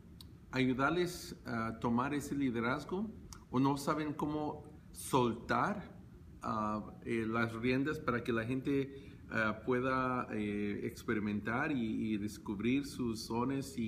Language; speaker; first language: Spanish; early bilingual, heritage; Spanish